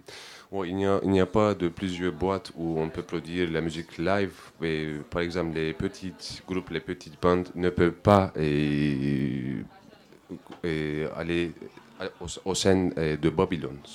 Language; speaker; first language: French; non-native, learner; Turkish